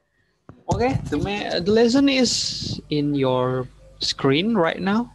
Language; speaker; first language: English; non-native, learner; Indonesian